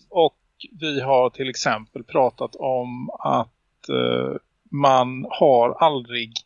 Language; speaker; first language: Swedish; native; Swedish